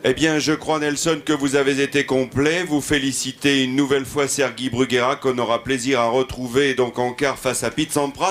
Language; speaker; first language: French; native; French